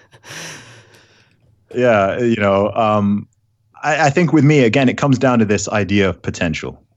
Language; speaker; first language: English; early bilingual, other home language; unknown